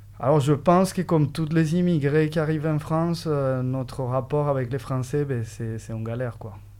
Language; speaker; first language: French; non-native, fluent; Spanish